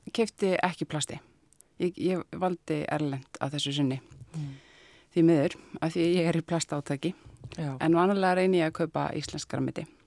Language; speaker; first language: Icelandic; non-native, fluent; Polish